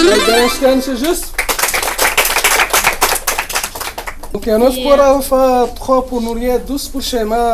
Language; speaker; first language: French; non-native, local second language; Comorian